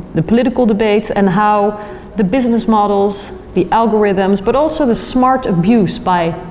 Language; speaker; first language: English; non-native, fluent; Dutch